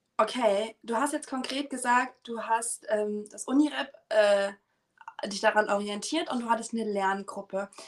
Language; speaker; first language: German; native; German